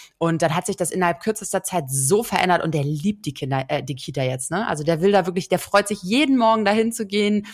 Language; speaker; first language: German; native; German